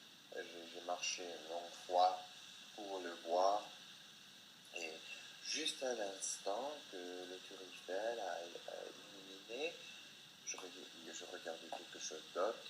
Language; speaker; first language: French; non-native, fluent; English